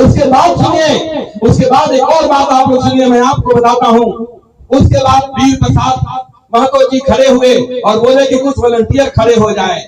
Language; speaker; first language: Hindi; native; Hindi